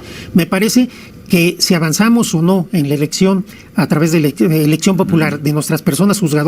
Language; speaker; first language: Spanish; native; Spanish